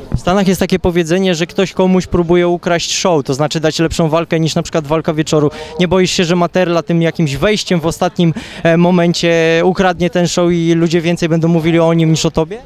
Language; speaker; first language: Polish; native; Polish